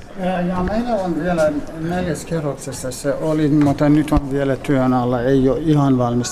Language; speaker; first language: Finnish; non-native, learner; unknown